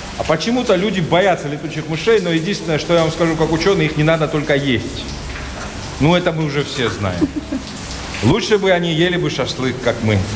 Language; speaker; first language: Russian; non-native, local second language; Georgian